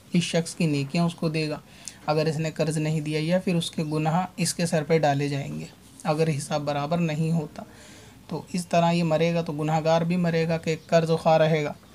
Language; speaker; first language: Urdu; native; Urdu